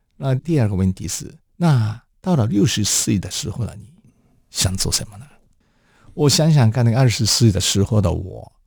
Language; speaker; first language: Chinese; non-native, fluent; Japanese